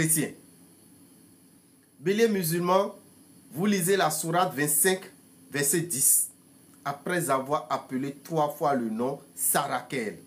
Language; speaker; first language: French; non-native, local second language; Fon